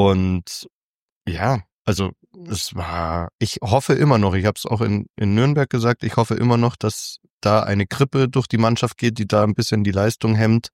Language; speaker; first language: German; native; German